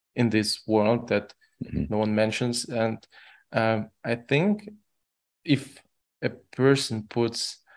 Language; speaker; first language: English; non-native, fluent; Russian